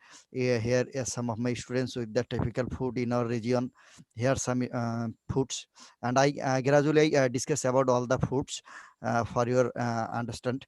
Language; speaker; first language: English; non-native, local second language; Bangla